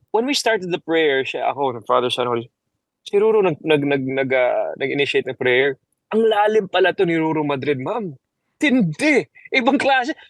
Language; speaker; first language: Filipino; non-native, local second language; Cebuano